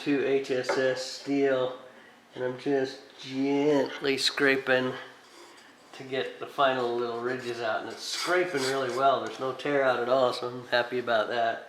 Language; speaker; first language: English; native; English